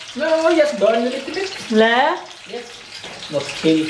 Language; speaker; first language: English; non-native, learner; Norwegian